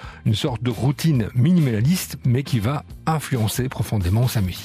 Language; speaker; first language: French; native; French